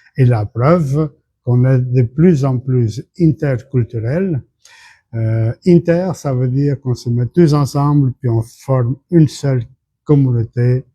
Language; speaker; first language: French; non-native, fluent; Portuguese